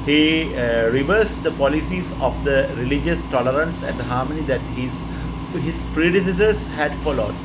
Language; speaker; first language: English; non-native, local second language; Sinhala